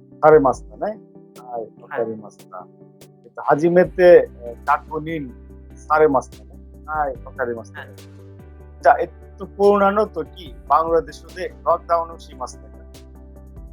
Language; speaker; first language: Japanese; non-native, fluent; Bangla